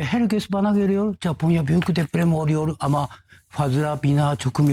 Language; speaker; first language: Turkish; non-native, fluent; Japanese